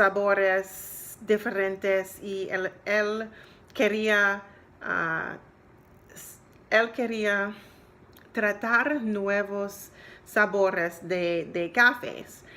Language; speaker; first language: Spanish; non-native, learner; English